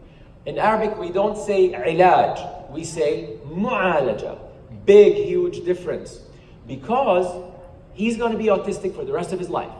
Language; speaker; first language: English; non-native, fluent; Arabic